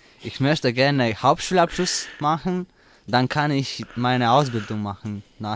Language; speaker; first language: German; non-native, learner; Romanian